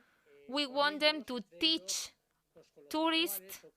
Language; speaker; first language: English; non-native, fluent; Spanish